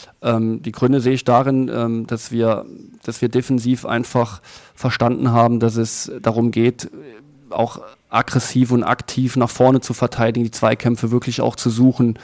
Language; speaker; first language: German; native; German